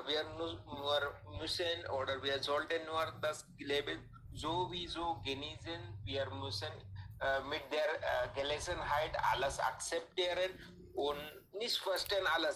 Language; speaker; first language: German; non-native, learner; Hindi